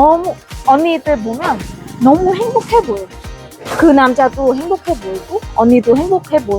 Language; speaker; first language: Korean; non-native, fluent; Vietnamese